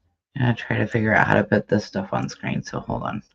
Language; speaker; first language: English; native; English